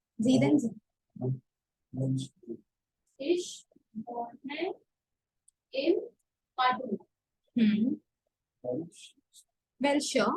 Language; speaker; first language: German; non-native, fluent; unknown